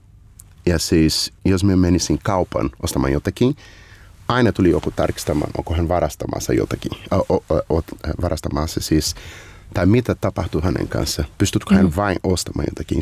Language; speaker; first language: Finnish; non-native, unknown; Portuguese